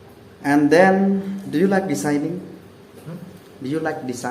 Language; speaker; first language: English; non-native, learner; Indonesian